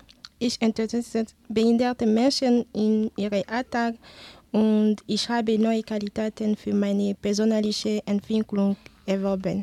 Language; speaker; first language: German; non-native, learner; French